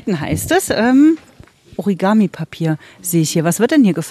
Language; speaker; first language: German; native; German